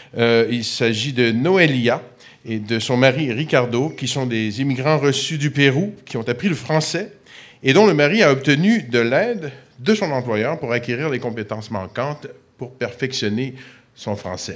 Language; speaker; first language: French; native; French